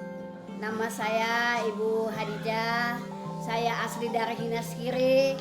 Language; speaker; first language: Indonesian; non-native, local second language; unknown